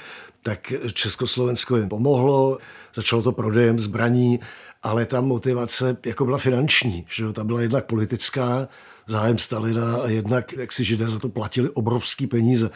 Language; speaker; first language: Czech; native; Czech